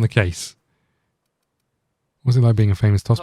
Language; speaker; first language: English; native; English